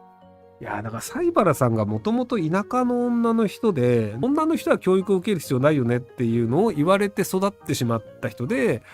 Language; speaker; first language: Japanese; native; Japanese